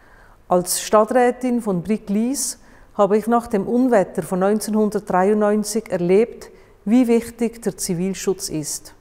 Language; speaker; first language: German; native; German